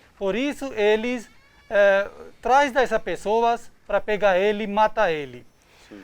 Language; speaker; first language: Portuguese; non-native, learner; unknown